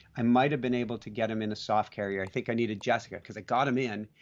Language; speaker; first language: English; native; English